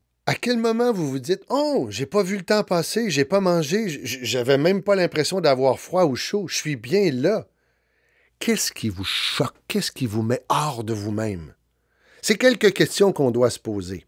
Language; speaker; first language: French; native; French